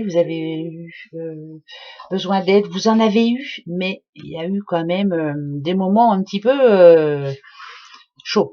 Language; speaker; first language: French; native; French